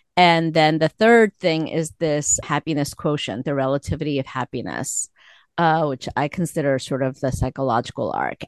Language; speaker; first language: English; early bilingual, other home language; Korean